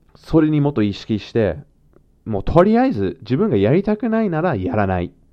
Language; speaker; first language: Japanese; non-native, fluent; English